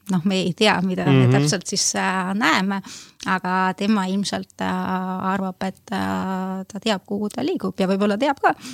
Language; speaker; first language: Estonian; non-native, local second language; Russian